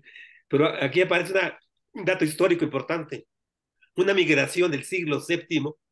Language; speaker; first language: Spanish; native; Spanish